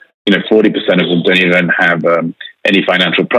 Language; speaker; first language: English; native; English